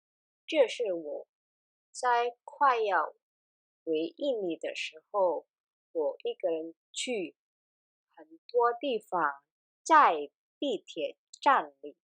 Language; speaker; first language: Chinese; non-native, learner; Indonesian